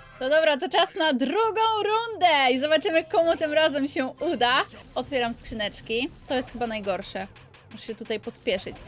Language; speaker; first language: Polish; native; Polish